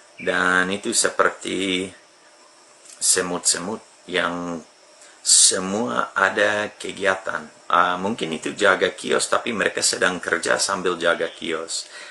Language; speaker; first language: Indonesian; non-native, fluent; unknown